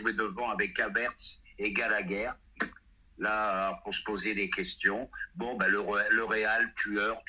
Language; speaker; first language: French; native; French